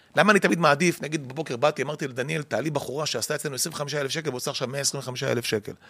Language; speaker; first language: Hebrew; native; Hebrew